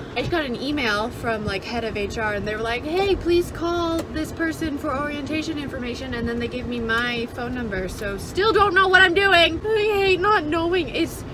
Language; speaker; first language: English; native; English